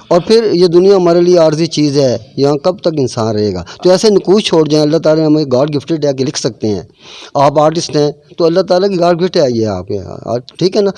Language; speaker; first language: Urdu; non-native, local second language; Punjabi